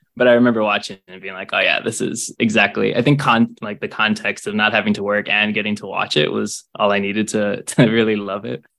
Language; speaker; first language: English; native; English